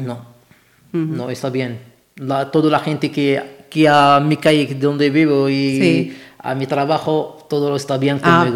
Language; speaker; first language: Spanish; non-native, learner; Arabic